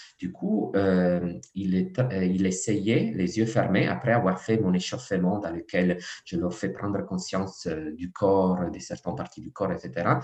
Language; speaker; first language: French; non-native, fluent; Italian